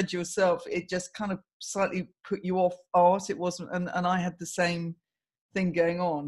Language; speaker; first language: English; native; English